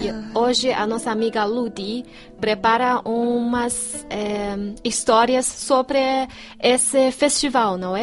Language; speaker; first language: Portuguese; non-native, fluent; Chinese